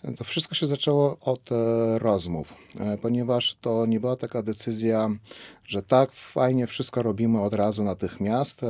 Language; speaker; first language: Polish; non-native, fluent; Armenian